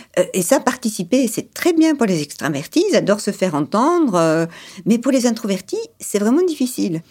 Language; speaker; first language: French; early bilingual, other home language; English